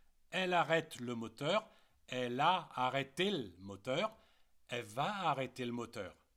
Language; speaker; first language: French; native; French